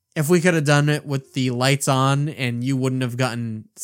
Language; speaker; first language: English; native; English